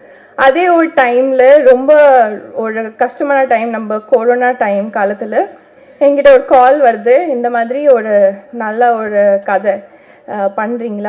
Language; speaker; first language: Tamil; non-native, local second language; Bangla